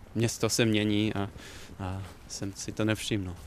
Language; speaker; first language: Czech; non-native, fluent; English